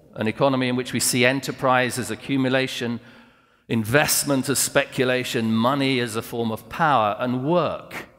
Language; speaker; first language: English; native; English